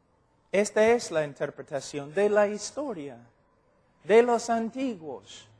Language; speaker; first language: Spanish; non-native, fluent; English